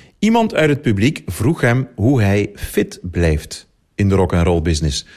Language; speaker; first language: Dutch; native; Dutch